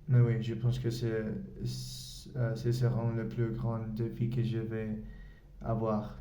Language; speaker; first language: French; non-native, learner; Spanish